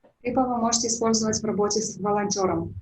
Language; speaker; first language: Russian; native; Russian